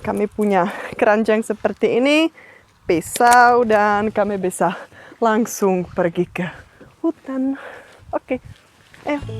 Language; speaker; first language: Indonesian; non-native, fluent; Czech